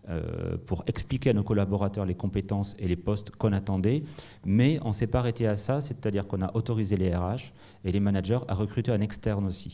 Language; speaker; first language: French; native; French